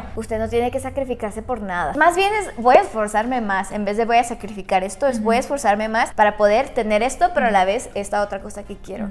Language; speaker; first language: Spanish; native; Spanish